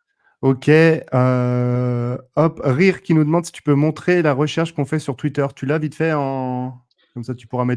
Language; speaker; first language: French; native; French